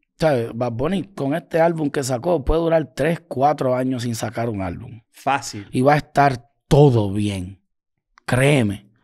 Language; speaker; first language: Spanish; native; Spanish